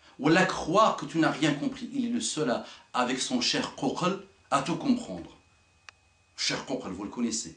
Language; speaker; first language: French; non-native, local second language; Arabic